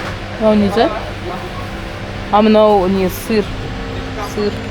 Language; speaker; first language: Turkish; non-native, learner; Kazakh